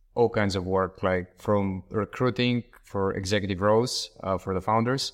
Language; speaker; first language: English; non-native, fluent; Bulgarian